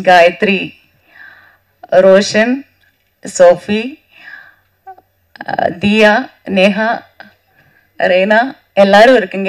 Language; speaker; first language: Tamil; non-native, learner; Malayalam